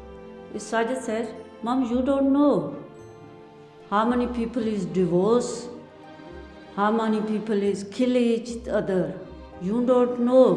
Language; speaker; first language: English; non-native, learner; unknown